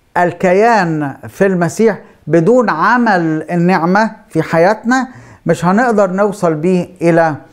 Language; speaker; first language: Arabic; native; Arabic